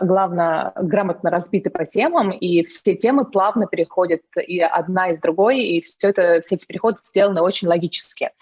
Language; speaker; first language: Russian; native; Russian